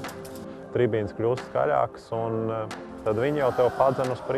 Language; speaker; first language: Latvian; native; Latvian